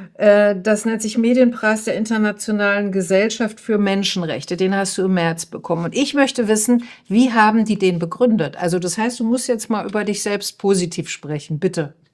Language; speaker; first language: German; native; German